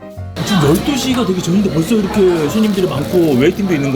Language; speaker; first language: Korean; native; Korean